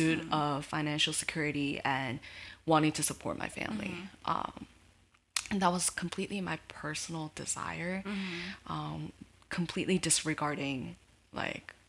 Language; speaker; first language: English; early bilingual, other home language; Korean